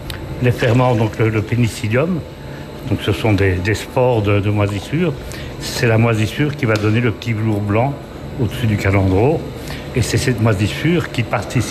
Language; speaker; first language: French; native; French